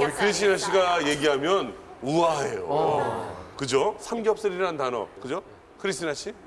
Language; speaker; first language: Korean; native; Korean